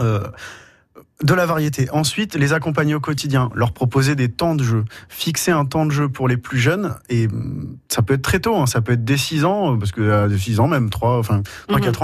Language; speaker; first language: French; native; French